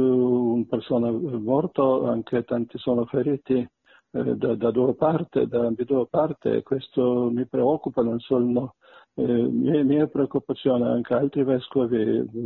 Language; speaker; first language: Italian; non-native, fluent; Belarusian